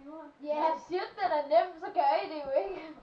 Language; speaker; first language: Danish; native; Danish